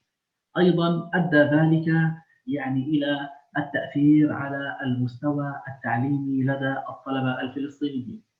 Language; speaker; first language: Arabic; native; Arabic